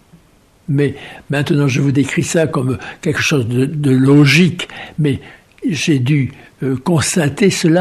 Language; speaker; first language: French; native; French